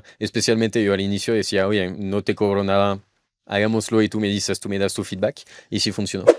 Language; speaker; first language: Spanish; non-native, fluent; French